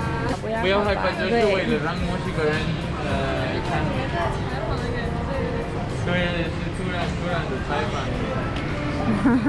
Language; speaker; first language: Chinese; non-native, learner; Spanish